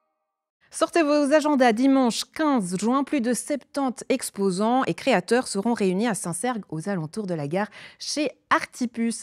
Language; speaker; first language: French; native; French